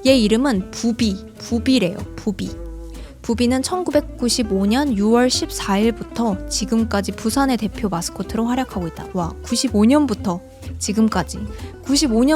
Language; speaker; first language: Korean; native; Korean